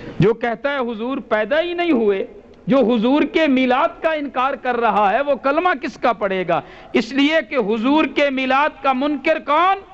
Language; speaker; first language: Urdu; non-native, local second language; Punjabi